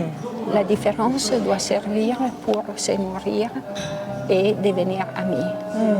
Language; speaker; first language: French; non-native, local second language; Italian